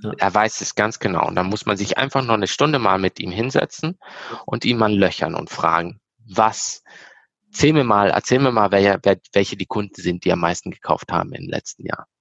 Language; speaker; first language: German; early bilingual, heritage; German